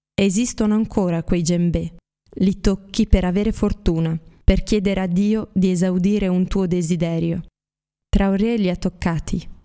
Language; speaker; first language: Italian; native; Italian